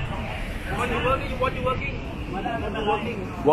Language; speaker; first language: English; non-native, learner; Chinese